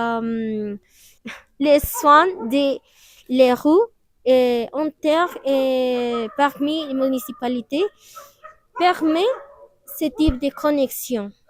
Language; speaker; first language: French; non-native, learner; Spanish